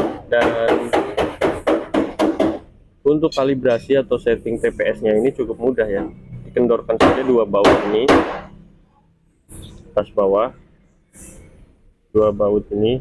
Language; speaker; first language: Indonesian; native; Indonesian